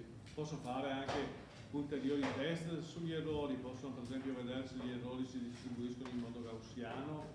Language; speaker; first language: Italian; native; Italian